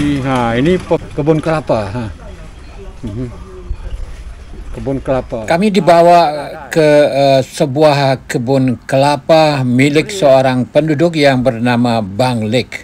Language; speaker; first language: Malay; native; Malay